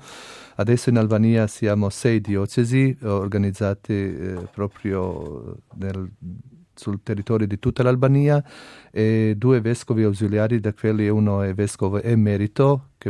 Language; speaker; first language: Italian; non-native, fluent; Albanian